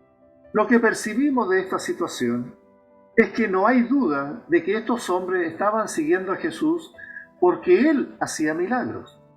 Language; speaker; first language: Spanish; native; Spanish